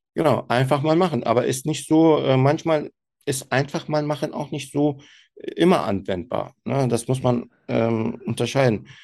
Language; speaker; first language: German; early bilingual, other home language; Turkish